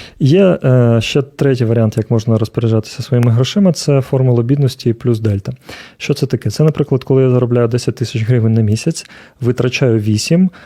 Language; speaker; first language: Ukrainian; native; Ukrainian